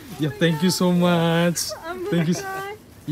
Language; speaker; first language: English; non-native, learner; Indonesian